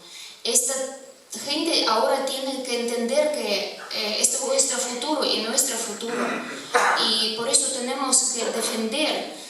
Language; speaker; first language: Spanish; non-native, fluent; Russian